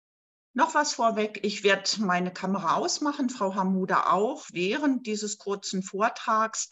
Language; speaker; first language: German; native; German